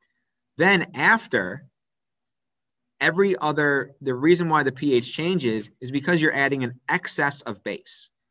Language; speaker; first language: English; native; English